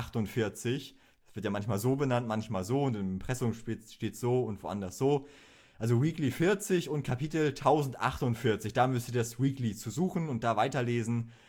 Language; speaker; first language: German; native; German